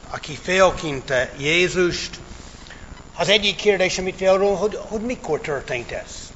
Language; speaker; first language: Hungarian; non-native, fluent; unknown